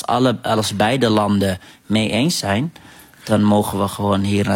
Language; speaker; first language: Dutch; non-native, fluent; Arabic